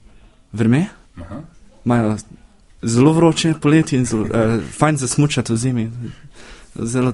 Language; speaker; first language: Slovenian; early bilingual, heritage; Slovenian